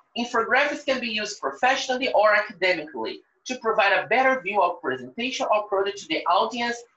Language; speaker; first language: English; non-native, fluent; Portuguese